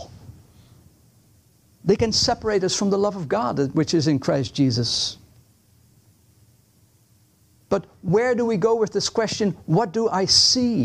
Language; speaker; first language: English; non-native, fluent; Dutch